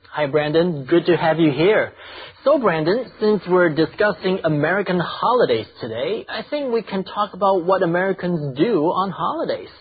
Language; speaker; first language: English; non-native, fluent; Chinese